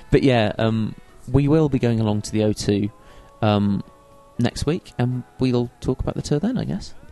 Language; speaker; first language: English; native; English